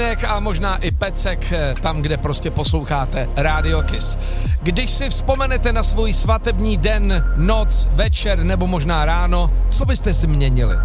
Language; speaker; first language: Czech; native; Czech